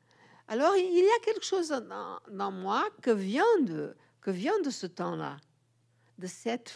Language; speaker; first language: French; non-native, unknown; Portuguese